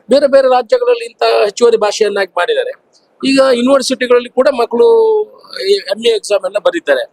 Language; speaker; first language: Kannada; non-native, local second language; Tulu